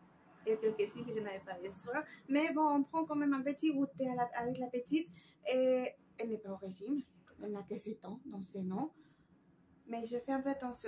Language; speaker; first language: French; non-native, fluent; Spanish